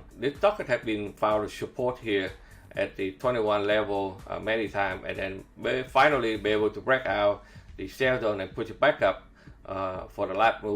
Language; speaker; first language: English; non-native, fluent; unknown